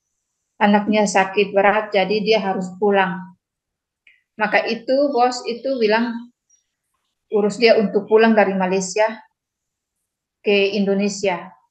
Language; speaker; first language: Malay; non-native, local second language; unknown